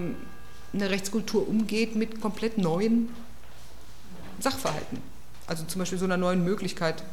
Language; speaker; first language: German; native; German